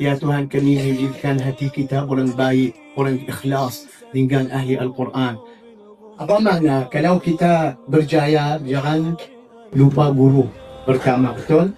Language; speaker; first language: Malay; non-native, fluent; Arabic